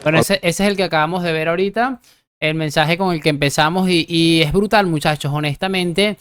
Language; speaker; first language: Spanish; native; Spanish